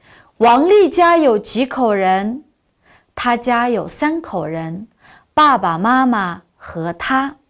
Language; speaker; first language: Chinese; non-native, local second language; Uyghur